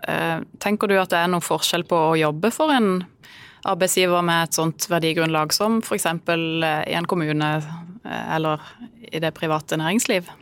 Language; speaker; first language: Norwegian; native; Norwegian